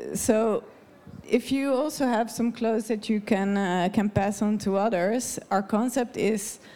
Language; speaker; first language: English; non-native, fluent; Dutch